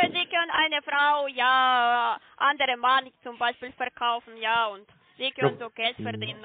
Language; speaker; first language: German; non-native, learner; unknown